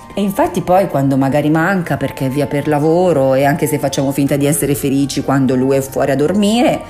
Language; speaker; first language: Italian; non-native, local second language; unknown